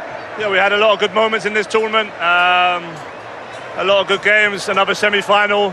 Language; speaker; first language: English; native; English